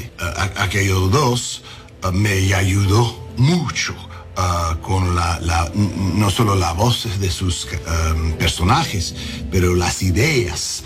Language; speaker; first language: Spanish; non-native, learner; English